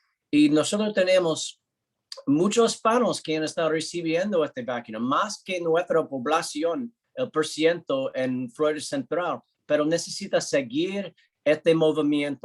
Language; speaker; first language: Spanish; non-native, learner; English